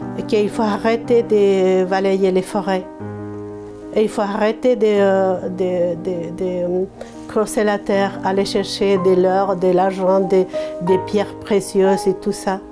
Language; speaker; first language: French; non-native, fluent; Spanish